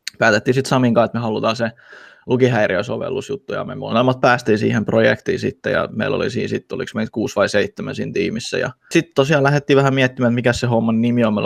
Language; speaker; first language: Finnish; early bilingual, other home language; Russian